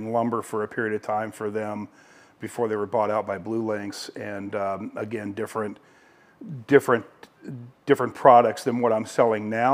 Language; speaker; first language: English; native; English